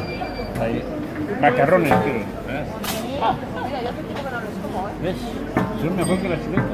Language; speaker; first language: Spanish; native; Spanish